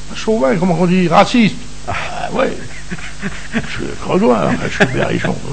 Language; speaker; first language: French; native; French